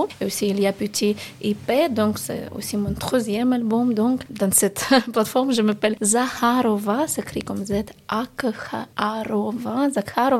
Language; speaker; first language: French; non-native, learner; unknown